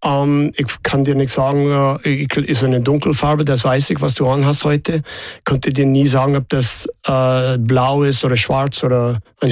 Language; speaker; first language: German; non-native, fluent; English